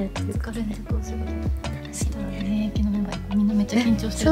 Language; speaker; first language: Japanese; native; Japanese